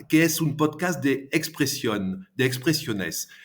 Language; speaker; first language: Spanish; non-native, fluent; French